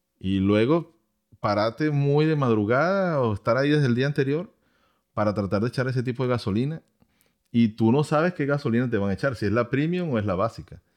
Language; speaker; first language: Spanish; native; Spanish